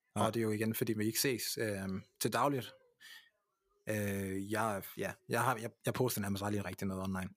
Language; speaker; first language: Danish; early bilingual, other home language; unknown